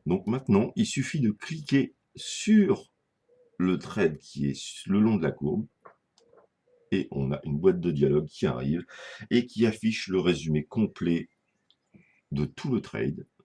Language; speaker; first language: French; native; French